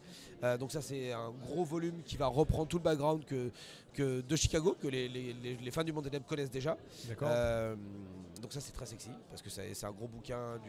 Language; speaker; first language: French; native; French